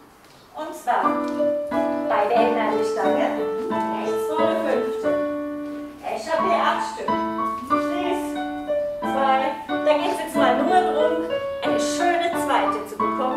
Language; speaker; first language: German; native; German